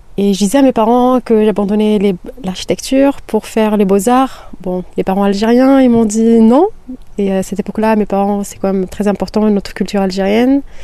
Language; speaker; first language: French; non-native, local second language; Kabyle